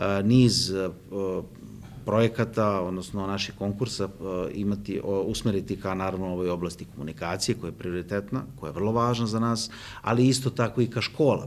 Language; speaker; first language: Bosnian; native; Bosnian